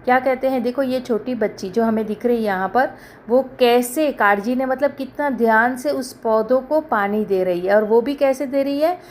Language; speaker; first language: Hindi; non-native, local second language; Marathi